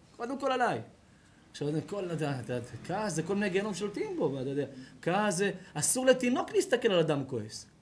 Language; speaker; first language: Hebrew; native; Hebrew